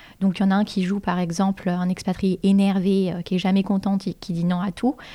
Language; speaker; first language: French; native; French